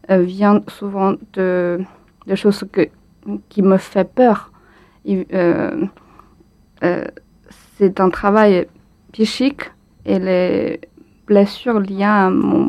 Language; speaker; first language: French; non-native, fluent; Chinese